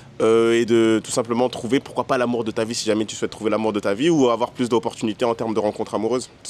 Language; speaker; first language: French; native; French